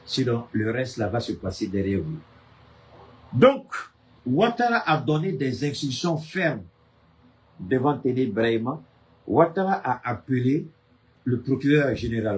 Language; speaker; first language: French; native; French